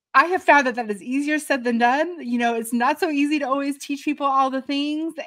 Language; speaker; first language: English; native; English